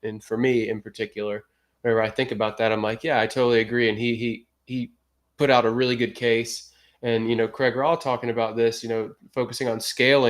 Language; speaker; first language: English; native; English